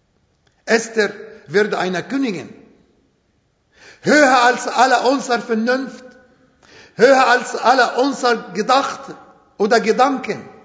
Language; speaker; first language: German; non-native, fluent; Arabic